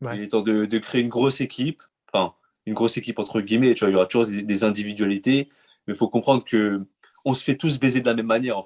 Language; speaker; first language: French; native; French